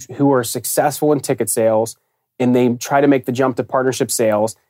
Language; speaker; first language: English; native; English